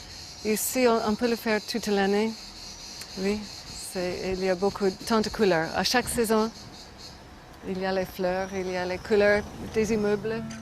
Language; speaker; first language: French; non-native, fluent; English